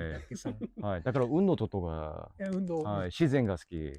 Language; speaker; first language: Japanese; non-native, learner; English